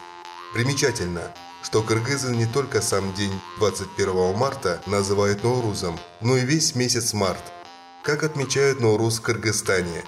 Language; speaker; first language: Russian; non-native, local second language; Kyrgyz